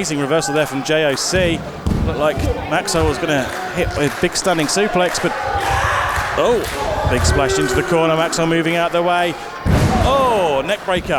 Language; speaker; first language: English; native; English